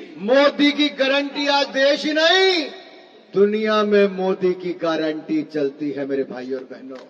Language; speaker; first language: Hindi; native; Hindi